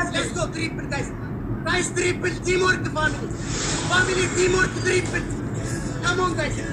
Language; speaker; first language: English; non-native, learner; Oromo